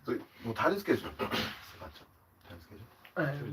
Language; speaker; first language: Korean; non-native, learner; English